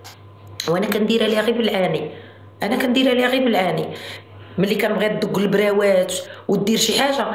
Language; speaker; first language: Arabic; native; Arabic